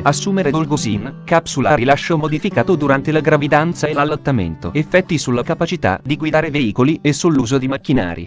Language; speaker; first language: Italian; native; Italian